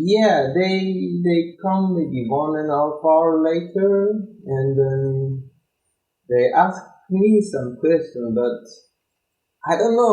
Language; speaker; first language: English; non-native, learner; Turkish